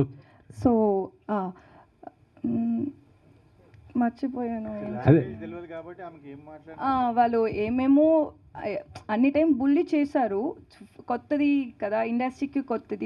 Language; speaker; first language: Telugu; non-native, learner; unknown